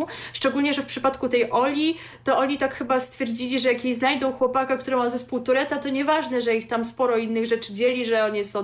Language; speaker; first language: Polish; native; Polish